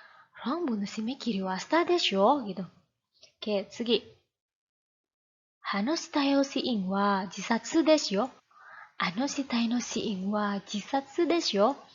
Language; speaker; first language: Japanese; non-native, fluent; Indonesian